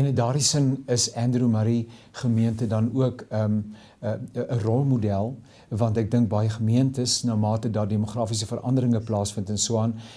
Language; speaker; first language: Afrikaans; native; Afrikaans